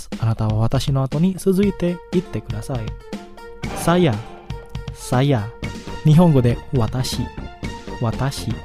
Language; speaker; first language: Japanese; non-native, fluent; Indonesian